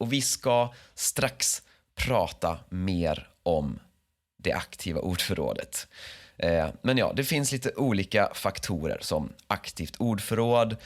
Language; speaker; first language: Swedish; native; Swedish